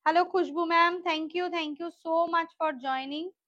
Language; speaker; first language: Hindi; non-native, local second language; Bangla